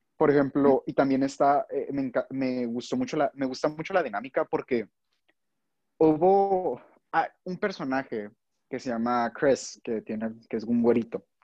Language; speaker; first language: Spanish; native; Spanish